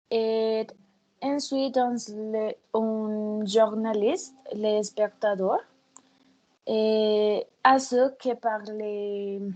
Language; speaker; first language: French; non-native, learner; Spanish